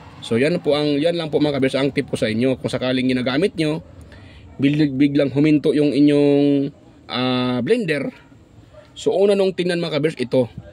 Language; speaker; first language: Filipino; non-native, local second language; Cebuano